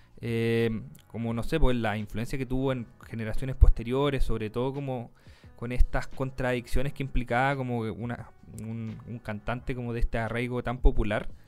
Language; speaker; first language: Spanish; native; Spanish